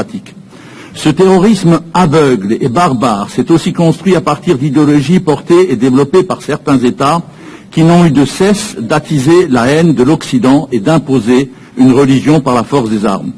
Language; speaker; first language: French; native; French